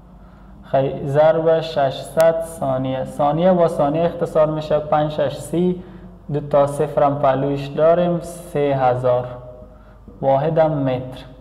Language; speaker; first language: Persian; native; Persian